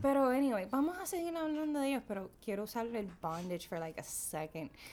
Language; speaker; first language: Spanish; native; Spanish